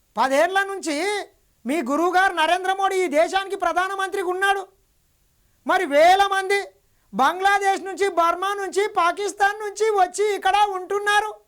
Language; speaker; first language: Telugu; native; Telugu